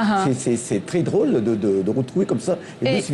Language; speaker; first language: French; non-native, local second language; Tamil